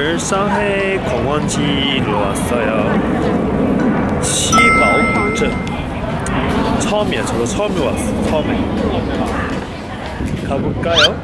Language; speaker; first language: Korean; non-native, fluent; Chinese